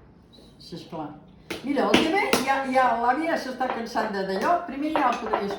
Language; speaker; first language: Catalan; native; Catalan